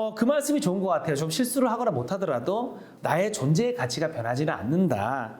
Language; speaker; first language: Korean; native; Korean